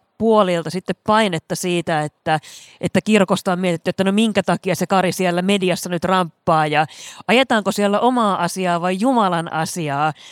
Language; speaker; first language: Finnish; native; Finnish